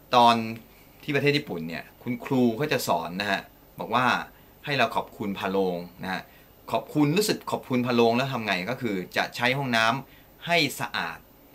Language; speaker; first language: Thai; non-native, fluent; Japanese